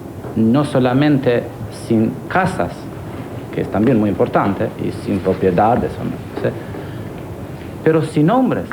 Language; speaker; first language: Spanish; non-native, fluent; Albanian